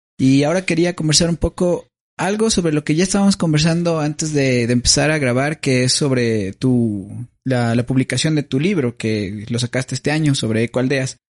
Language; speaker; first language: Spanish; native; Spanish